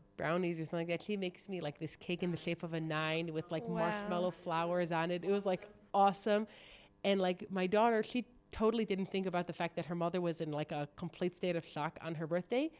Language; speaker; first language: English; native; English